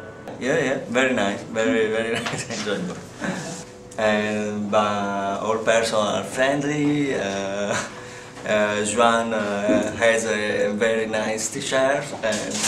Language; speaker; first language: English; non-native, learner; Italian